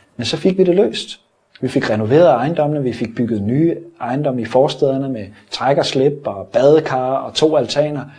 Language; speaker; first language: Danish; native; Danish